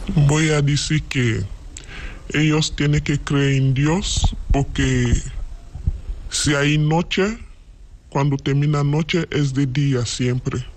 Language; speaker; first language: Spanish; non-native, learner; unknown